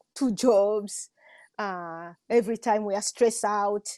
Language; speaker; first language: English; non-native, local second language; Swahili